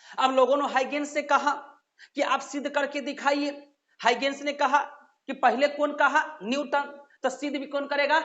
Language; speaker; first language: Hindi; native; Hindi